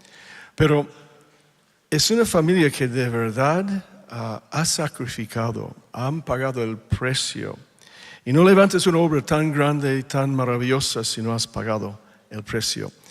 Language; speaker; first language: Spanish; non-native, fluent; English